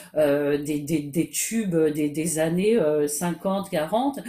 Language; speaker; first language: French; native; French